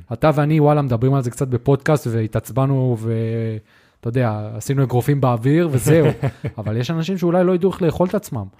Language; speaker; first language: Hebrew; early bilingual, heritage; Hebrew